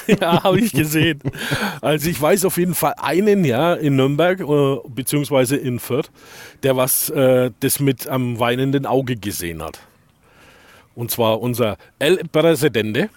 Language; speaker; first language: German; native; German